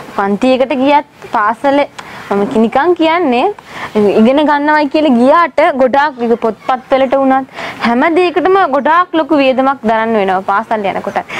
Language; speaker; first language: Sinhala; non-native, local second language; Tamil